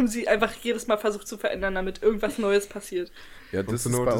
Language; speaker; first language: German; native; German